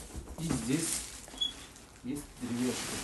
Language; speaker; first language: Russian; non-native, learner; Turkish